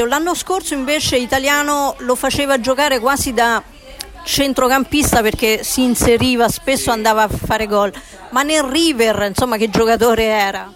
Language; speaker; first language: Italian; native; Italian